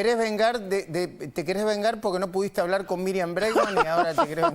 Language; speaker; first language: Spanish; native; Spanish